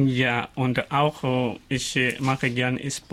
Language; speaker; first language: German; non-native, learner; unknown